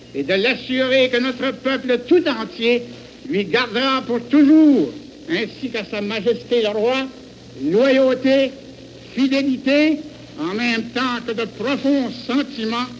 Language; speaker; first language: French; native; French